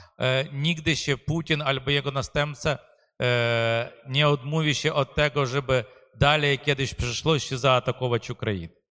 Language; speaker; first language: Polish; non-native, fluent; Ukrainian